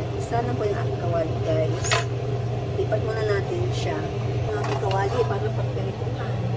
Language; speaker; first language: Filipino; non-native, local second language; Cebuano